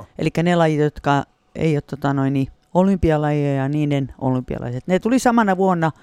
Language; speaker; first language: Finnish; native; Finnish